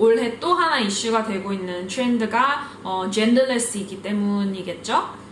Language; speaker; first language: Korean; early bilingual, heritage; Korean